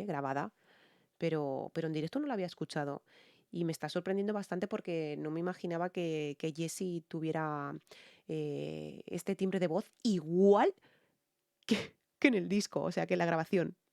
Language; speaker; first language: Spanish; native; Spanish